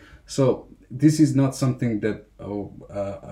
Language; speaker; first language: English; non-native, fluent; Persian